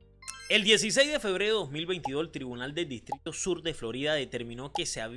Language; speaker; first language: Spanish; native; Spanish